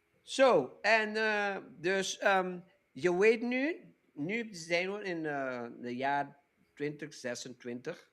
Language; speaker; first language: Dutch; non-native, local second language; Papiamento